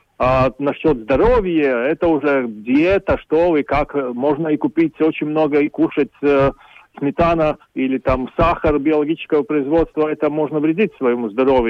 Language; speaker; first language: Russian; non-native, local second language; Latvian